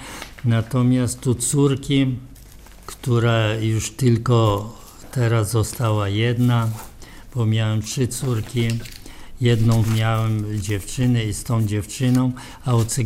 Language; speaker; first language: Polish; non-native, local second language; Romany